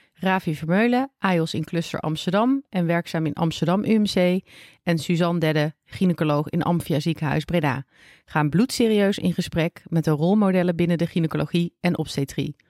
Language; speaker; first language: Dutch; native; Dutch